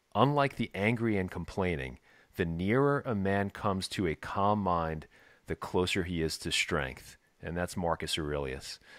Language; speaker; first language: English; native; English